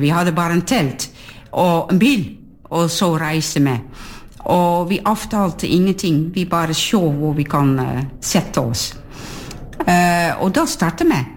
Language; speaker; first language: Norwegian; non-native, fluent; Dutch